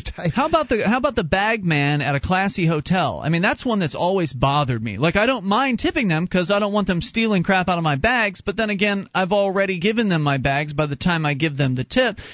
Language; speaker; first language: English; native; English